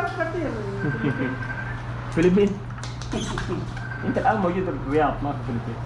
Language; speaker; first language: Arabic; non-native, learner; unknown